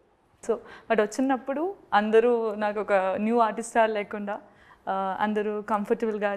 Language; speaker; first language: Telugu; non-native, learner; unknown